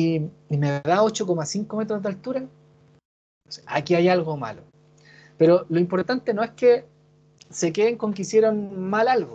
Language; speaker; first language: Spanish; native; Spanish